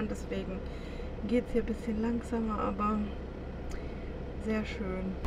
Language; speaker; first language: German; native; German